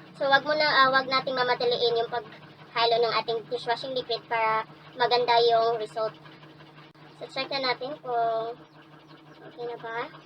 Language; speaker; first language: Filipino; non-native, local second language; Cebuano